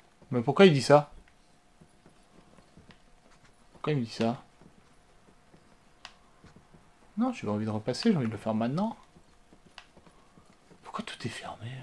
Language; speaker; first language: French; native; French